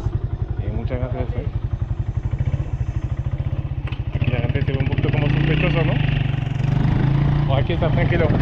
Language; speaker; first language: Spanish; non-native, learner; French